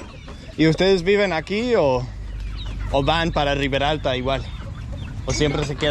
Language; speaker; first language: Spanish; non-native, learner; Danish